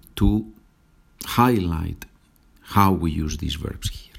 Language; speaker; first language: English; non-native, fluent; Spanish